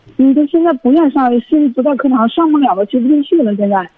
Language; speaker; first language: Chinese; native; Chinese